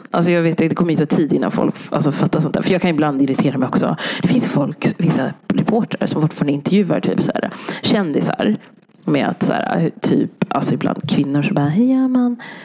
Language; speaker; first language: Swedish; early bilingual, other home language; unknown